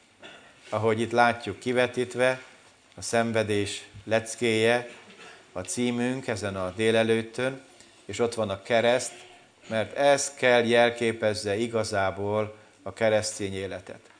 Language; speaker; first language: Hungarian; native; Hungarian